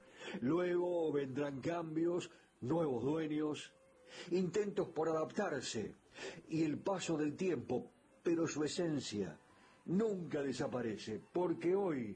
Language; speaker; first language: Spanish; native; Spanish